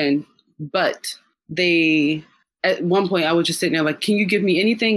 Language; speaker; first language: English; native; English